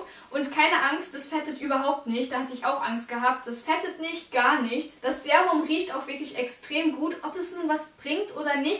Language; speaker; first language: German; native; German